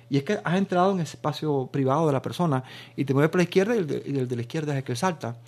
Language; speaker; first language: Spanish; early bilingual, other home language; Bulgarian